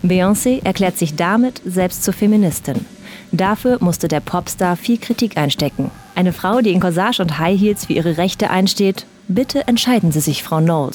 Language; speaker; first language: German; native; German